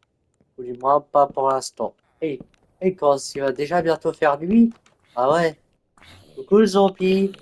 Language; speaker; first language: French; native; French